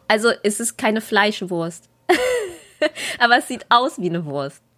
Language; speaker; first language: German; native; German